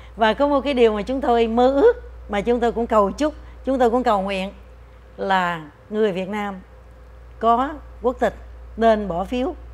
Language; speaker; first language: Vietnamese; native; Vietnamese